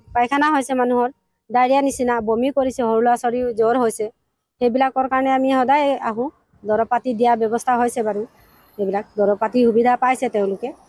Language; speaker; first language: Assamese; native; Assamese